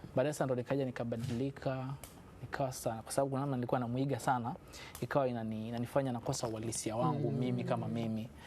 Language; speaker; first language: Swahili; non-native, local second language; Masai